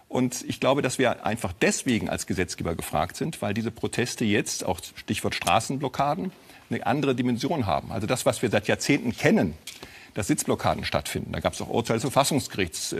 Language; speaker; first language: German; native; German